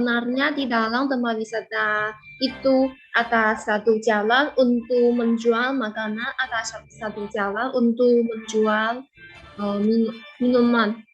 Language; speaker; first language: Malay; non-native, fluent; Chinese